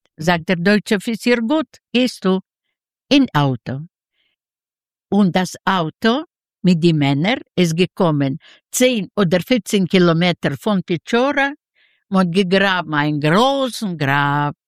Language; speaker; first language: German; non-native, learner; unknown